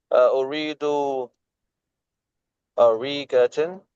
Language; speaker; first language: Arabic; non-native, learner; English